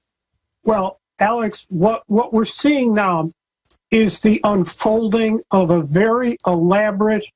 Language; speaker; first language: English; native; English